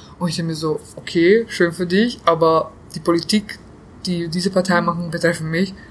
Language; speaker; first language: German; early bilingual, other home language; Bosnian